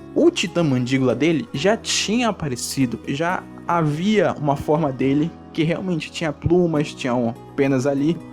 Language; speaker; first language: Portuguese; native; Portuguese